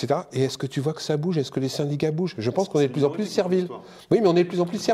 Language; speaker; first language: French; native; French